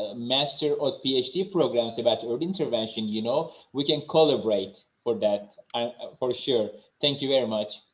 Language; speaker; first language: English; non-native, fluent; Turkish